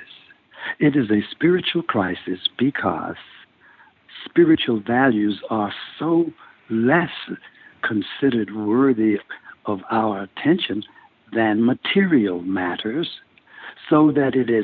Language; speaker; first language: English; native; English